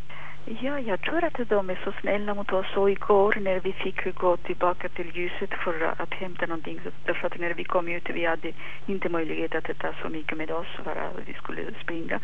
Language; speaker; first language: Swedish; non-native, fluent; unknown